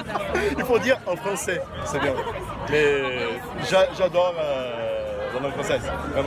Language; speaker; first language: French; non-native, fluent; Portuguese